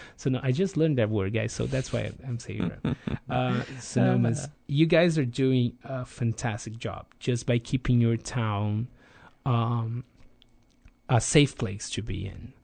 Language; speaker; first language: English; non-native, fluent; Portuguese